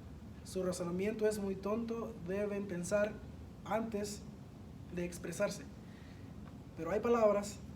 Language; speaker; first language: Spanish; native; Spanish